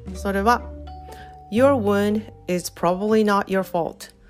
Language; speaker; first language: English; non-native, fluent; Japanese